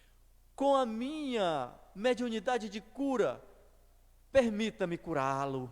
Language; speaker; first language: Portuguese; native; Portuguese